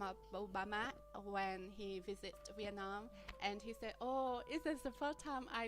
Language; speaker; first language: English; non-native, learner; Vietnamese